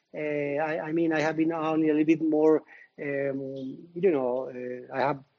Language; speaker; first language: English; non-native, learner; Spanish